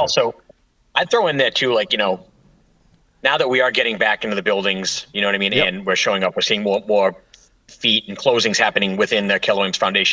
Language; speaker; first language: English; native; English